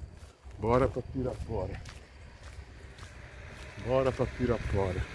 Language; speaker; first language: Portuguese; native; Portuguese